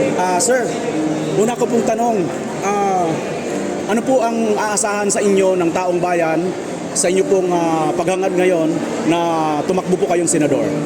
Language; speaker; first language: Filipino; native; Filipino